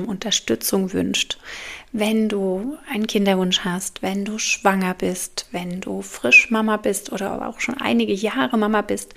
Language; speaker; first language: German; native; German